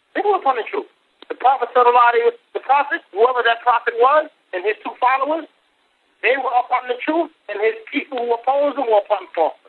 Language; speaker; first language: English; native; English